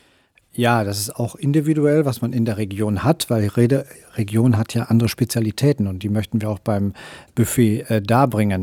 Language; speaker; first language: German; native; German